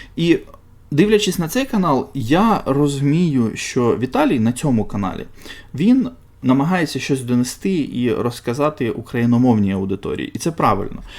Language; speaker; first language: Ukrainian; non-native, local second language; Russian